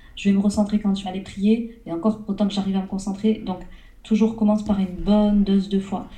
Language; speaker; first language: French; early bilingual, other home language; Arabic